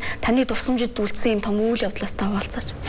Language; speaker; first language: Mongolian; native; Mongolian